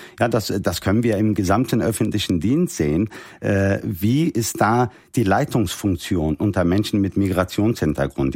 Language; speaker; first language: German; early bilingual, other home language; Turkish